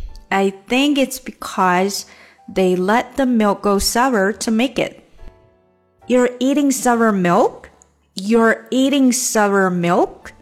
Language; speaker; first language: English; non-native, fluent; Chinese